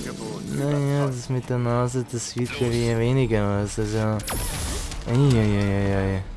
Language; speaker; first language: German; native; German